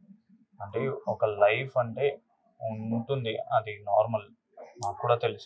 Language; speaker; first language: Telugu; non-native, local second language; Kannada